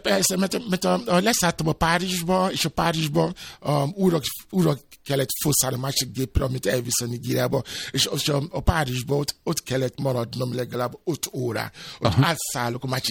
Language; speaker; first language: Hungarian; non-native, fluent; Yoruba